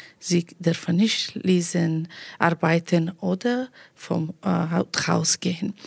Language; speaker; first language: German; non-native, learner; Persian